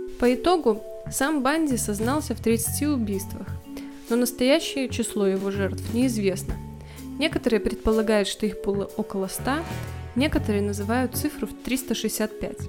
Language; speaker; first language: Russian; native; Russian